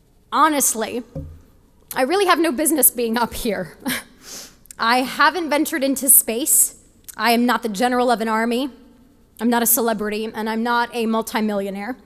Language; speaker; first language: English; early bilingual, other home language; Spanish